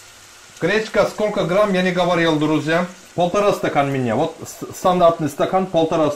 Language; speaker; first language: Russian; non-native, learner; Turkish